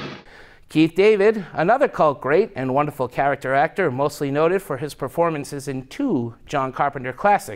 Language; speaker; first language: English; native; English